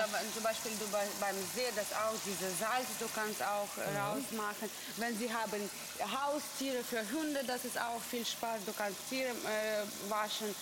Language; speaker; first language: German; non-native, learner; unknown